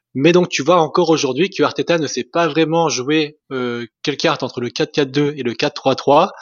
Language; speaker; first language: French; native; French